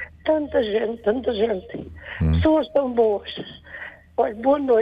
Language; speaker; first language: Portuguese; native; Portuguese